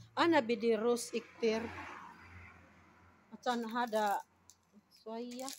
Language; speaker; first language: Arabic; non-native, learner; Filipino